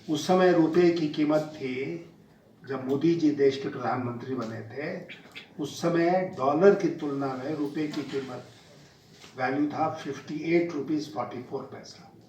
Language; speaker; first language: Hindi; native; Hindi